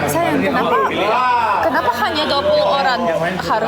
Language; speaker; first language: Indonesian; non-native, learner; Russian